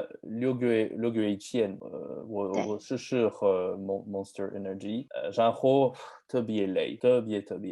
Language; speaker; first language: Chinese; non-native, learner; French